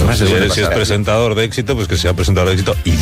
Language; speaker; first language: Spanish; native; Spanish